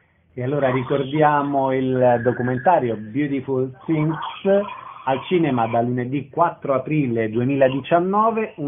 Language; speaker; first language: Italian; native; Italian